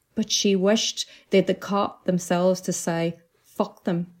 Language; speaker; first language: English; native; English